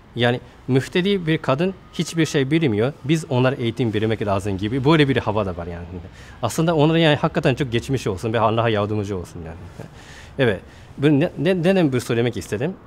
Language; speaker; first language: Turkish; non-native, fluent; Japanese